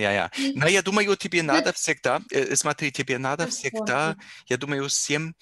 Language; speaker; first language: Russian; non-native, learner; German